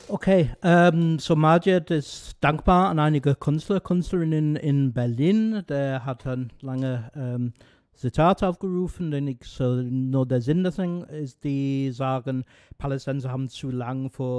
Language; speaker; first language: German; non-native, fluent; English